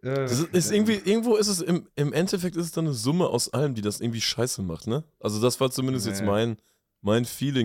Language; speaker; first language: German; native; German